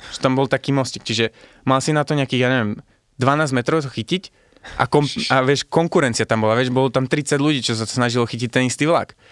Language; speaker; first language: Slovak; early bilingual, heritage; Arabic